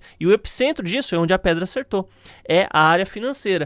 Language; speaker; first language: Portuguese; native; Portuguese